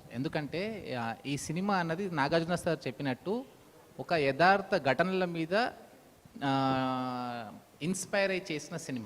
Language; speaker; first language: Telugu; native; Telugu